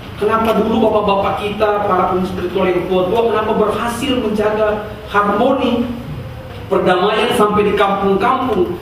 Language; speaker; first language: Indonesian; native; Indonesian